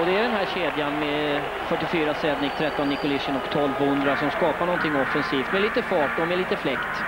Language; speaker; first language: Swedish; native; Swedish